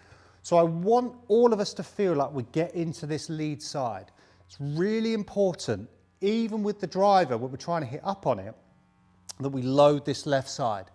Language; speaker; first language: English; native; English